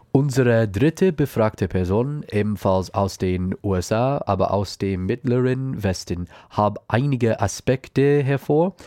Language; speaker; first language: German; non-native, learner; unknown